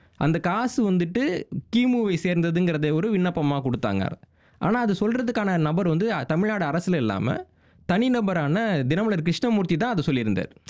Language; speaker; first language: Tamil; native; Tamil